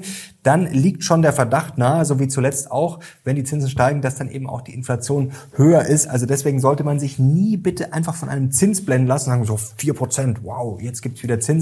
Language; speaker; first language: German; native; German